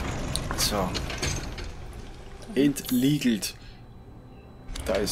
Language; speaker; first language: German; native; German